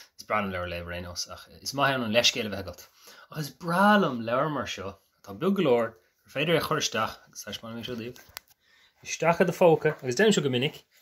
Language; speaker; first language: Irish; native; Irish